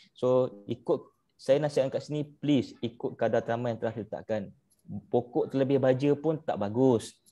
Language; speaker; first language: Malay; native; Malay